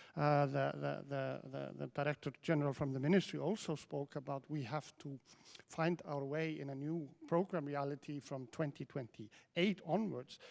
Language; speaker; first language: English; non-native, fluent; Icelandic